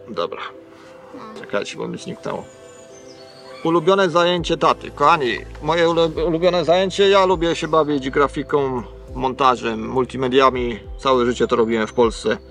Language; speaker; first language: Polish; native; Polish